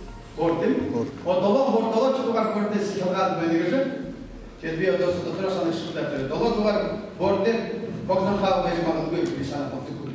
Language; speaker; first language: Mongolian; non-native, learner; Buriat